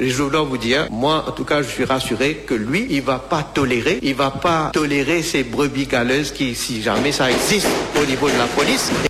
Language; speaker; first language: French; non-native, local second language; Morisyen